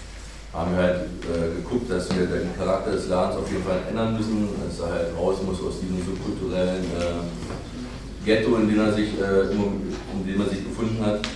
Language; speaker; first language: German; native; German